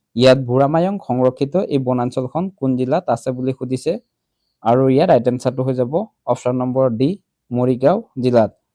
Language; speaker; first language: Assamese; native; Assamese